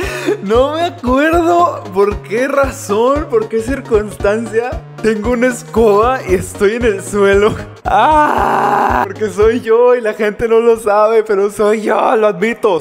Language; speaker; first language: Spanish; native; Spanish